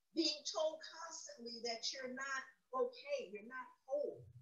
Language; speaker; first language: English; native; English